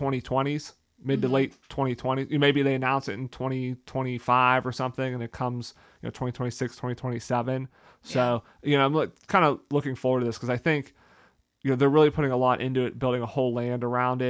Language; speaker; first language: English; native; English